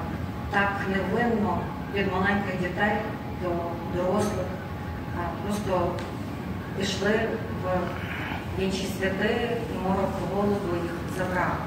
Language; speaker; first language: Ukrainian; native; Ukrainian